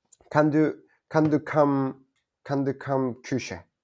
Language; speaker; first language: German; non-native, learner; Kurdish